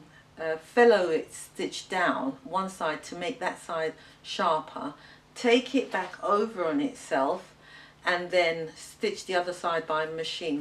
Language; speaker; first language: English; native; English